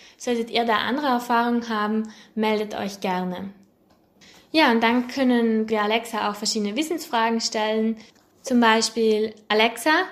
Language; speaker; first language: German; native; German